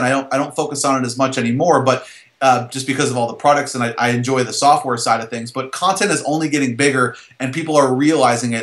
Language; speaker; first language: English; native; English